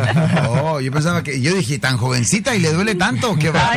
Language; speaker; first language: Spanish; native; Spanish